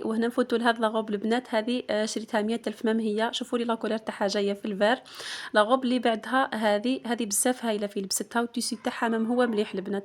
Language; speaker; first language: Arabic; native; Arabic